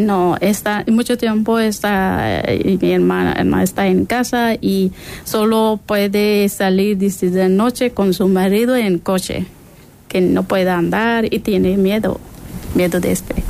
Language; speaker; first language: Spanish; non-native, learner; Persian